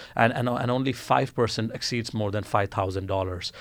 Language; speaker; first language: English; non-native, local second language; Gujarati